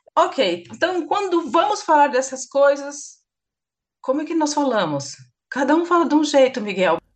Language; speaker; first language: Portuguese; native; Portuguese